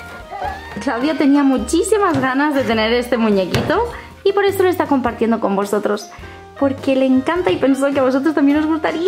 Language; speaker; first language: Spanish; native; Spanish